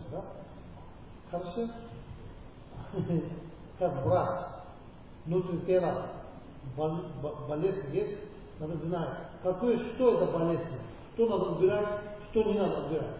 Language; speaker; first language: Russian; non-native, learner; Tibetan